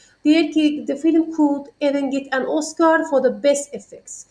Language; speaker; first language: English; non-native, fluent; Azerbaijani